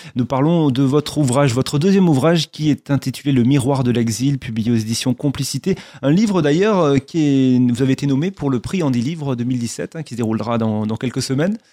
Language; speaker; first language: French; native; French